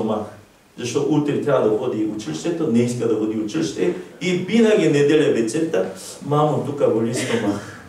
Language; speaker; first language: Bulgarian; non-native, learner; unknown